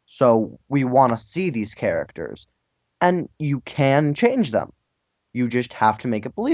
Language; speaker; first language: English; native; English